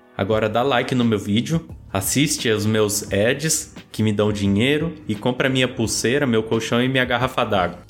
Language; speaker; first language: Portuguese; native; Portuguese